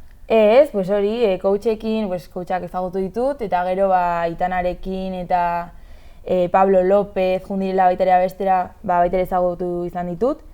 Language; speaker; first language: Basque; non-native, local second language; Spanish